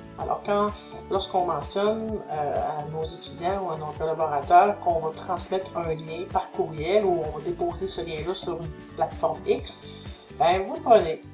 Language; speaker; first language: French; native; French